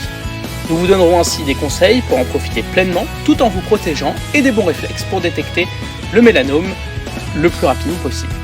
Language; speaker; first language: French; native; French